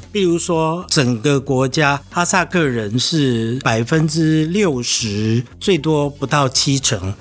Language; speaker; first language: Chinese; native; Chinese